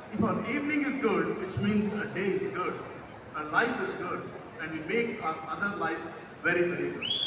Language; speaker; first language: English; non-native, local second language; Kannada